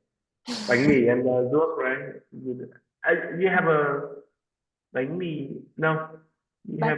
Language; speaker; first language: English; non-native, fluent; Vietnamese